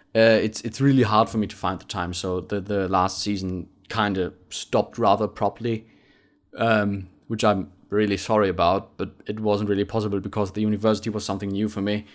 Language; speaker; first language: English; non-native, fluent; German